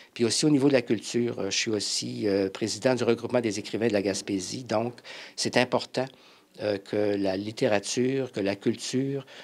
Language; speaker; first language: French; native; French